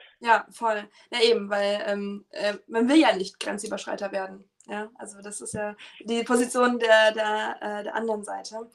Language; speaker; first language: German; native; German